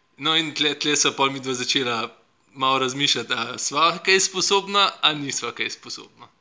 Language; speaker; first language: Slovenian; non-native, fluent; Russian